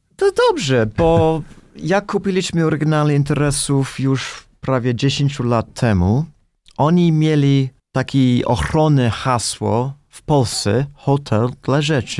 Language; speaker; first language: Polish; non-native, fluent; English